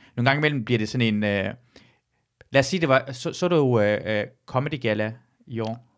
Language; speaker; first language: Danish; early bilingual, other home language; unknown